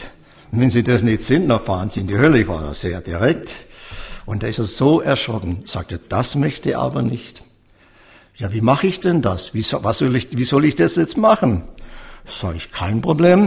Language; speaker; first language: German; native; German